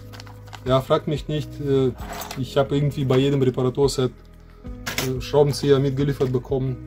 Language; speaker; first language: German; non-native, fluent; Russian